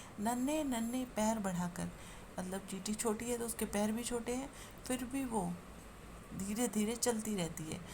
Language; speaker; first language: Hindi; native; Hindi